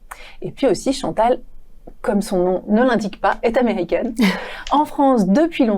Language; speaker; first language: French; native; French